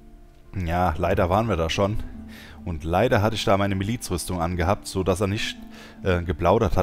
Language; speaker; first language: German; native; German